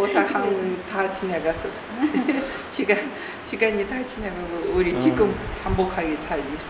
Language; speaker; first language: Korean; non-native, local second language; Russian